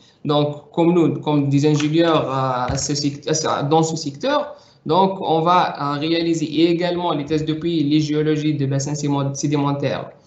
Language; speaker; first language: French; non-native, local second language; Arabic